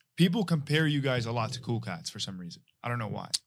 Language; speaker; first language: English; non-native, fluent; Arabic